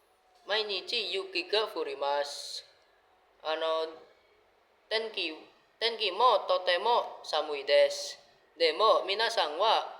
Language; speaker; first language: Japanese; non-native, learner; Indonesian